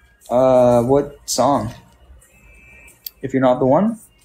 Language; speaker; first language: English; native; English